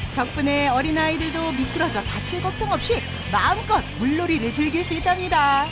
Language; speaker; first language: Korean; native; Korean